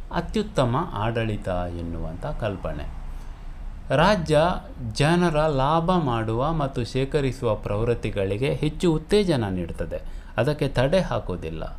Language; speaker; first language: Kannada; non-native, local second language; Konkani